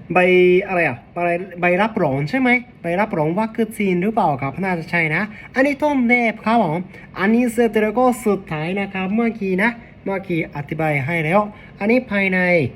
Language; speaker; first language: Thai; non-native, learner; Japanese